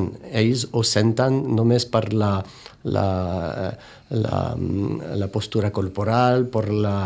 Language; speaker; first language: Catalan; non-native, fluent; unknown